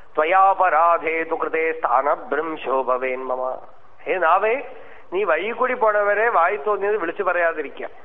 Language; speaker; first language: Malayalam; non-native, local second language; Tamil